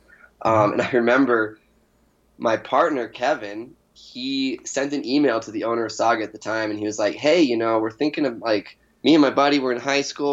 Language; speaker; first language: English; native; English